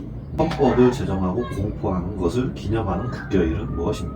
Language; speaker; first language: Korean; native; Korean